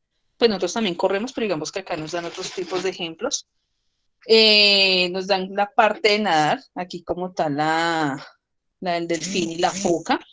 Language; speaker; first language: Spanish; native; Spanish